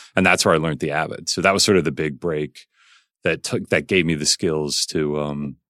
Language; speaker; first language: English; native; English